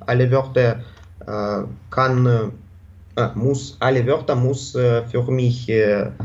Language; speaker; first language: German; non-native, learner; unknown